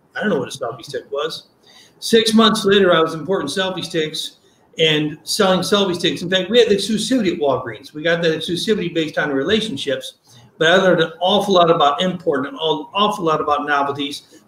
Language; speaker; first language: English; native; English